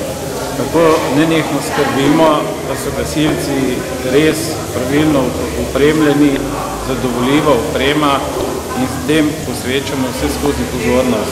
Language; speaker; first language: Slovenian; native; Slovenian